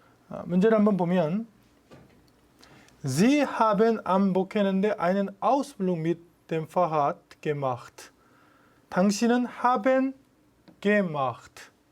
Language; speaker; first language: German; non-native, fluent; Korean